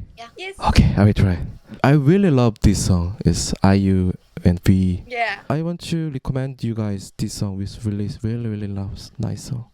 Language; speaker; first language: English; non-native, learner; Korean